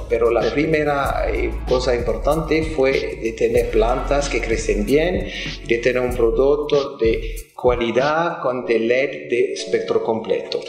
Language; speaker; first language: Spanish; non-native, fluent; French